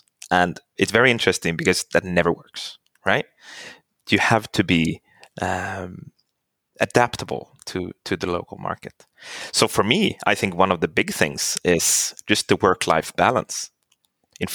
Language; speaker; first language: English; non-native, fluent; Swedish